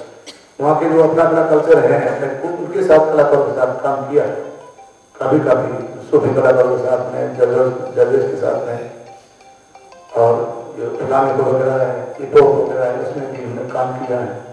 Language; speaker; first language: Hindi; native; Hindi